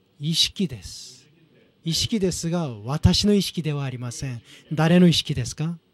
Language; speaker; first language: Japanese; non-native, fluent; Korean